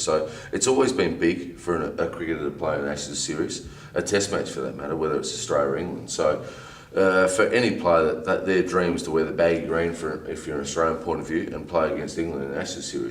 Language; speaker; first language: English; native; English